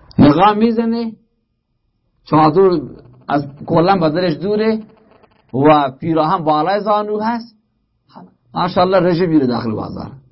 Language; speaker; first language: Persian; native; Persian